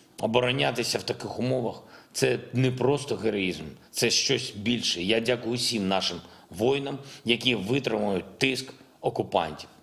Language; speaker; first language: Ukrainian; non-native, local second language; Russian